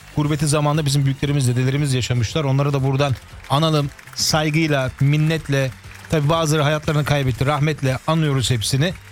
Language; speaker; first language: Turkish; early bilingual, heritage; Turkish